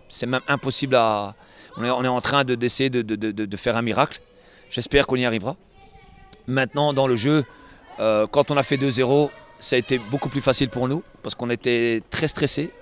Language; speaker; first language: French; native; French